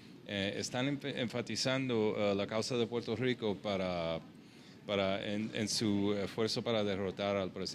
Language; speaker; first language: Spanish; early bilingual, heritage; English